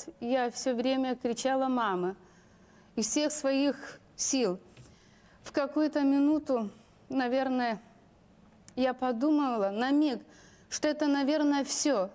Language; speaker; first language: Russian; non-native, local second language; Lithuanian